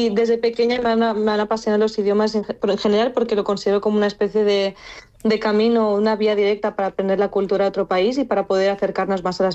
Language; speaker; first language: Spanish; non-native, fluent; Bulgarian